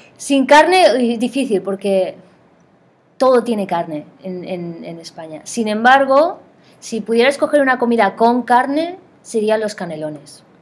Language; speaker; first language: Spanish; native; Spanish